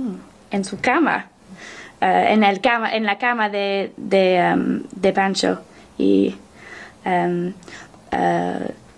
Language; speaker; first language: Spanish; non-native, learner; English